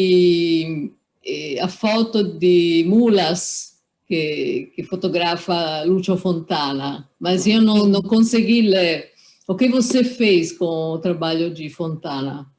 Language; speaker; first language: Portuguese; non-native, fluent; Italian